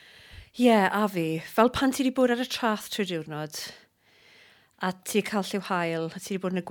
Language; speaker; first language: Welsh; native; Welsh